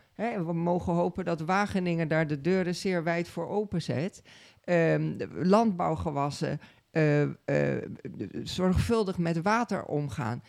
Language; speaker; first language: Dutch; native; Dutch